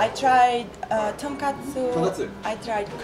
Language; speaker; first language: English; non-native, fluent; Italian